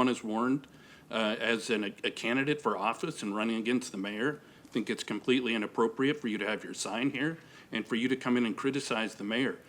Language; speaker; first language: English; non-native, learner; German